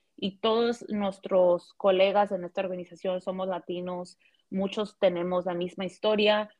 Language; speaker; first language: Spanish; early bilingual, heritage; Spanish